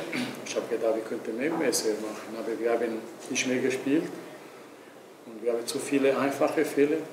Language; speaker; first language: German; non-native, local second language; Italian